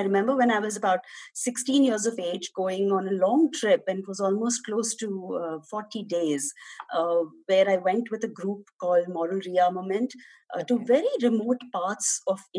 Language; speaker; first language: English; non-native, local second language; Hindi